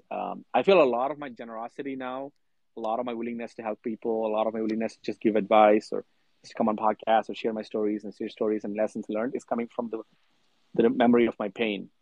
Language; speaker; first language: English; non-native, local second language; Telugu